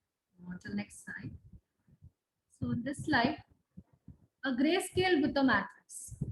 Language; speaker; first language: English; non-native, local second language; Tamil